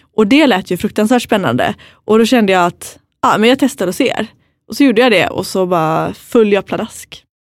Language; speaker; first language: Swedish; native; Swedish